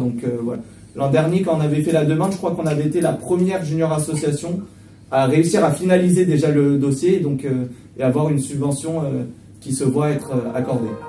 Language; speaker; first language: French; native; French